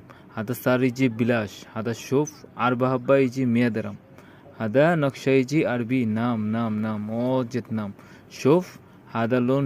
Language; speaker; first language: Arabic; non-native, learner; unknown